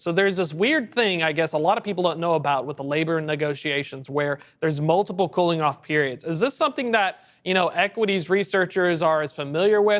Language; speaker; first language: English; native; English